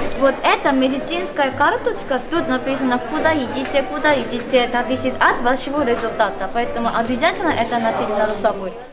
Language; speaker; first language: Russian; non-native, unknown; Korean